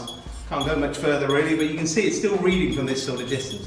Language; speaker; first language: English; native; English